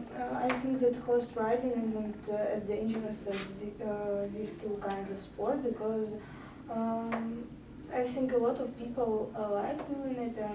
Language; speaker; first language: English; non-native, learner; Russian